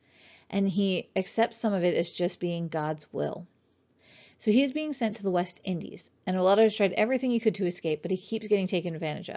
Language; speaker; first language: English; native; English